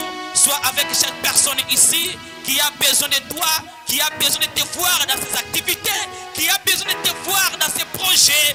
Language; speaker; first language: French; non-native, local second language; Swahili